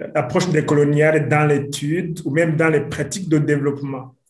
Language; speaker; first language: French; non-native, local second language; Rundi